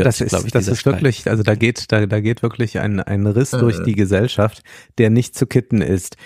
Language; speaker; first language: German; native; German